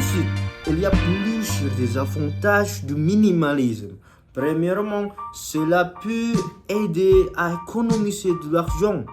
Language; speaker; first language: French; non-native, learner; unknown